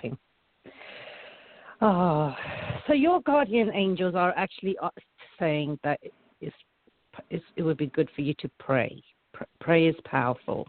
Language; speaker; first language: English; native; English